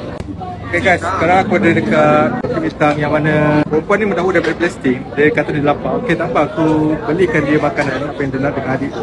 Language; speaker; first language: Malay; native; Malay